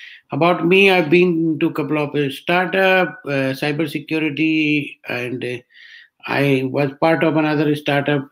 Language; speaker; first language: English; non-native, local second language; Hindi